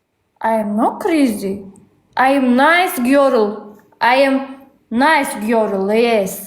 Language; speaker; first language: English; non-native, learner; Uzbek